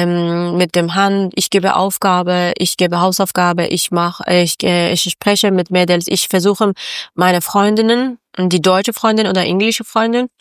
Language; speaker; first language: German; non-native, learner; Persian